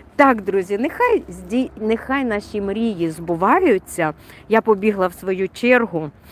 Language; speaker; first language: Ukrainian; native; Ukrainian